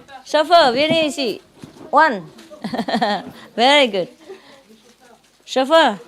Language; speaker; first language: French; non-native, learner; Vietnamese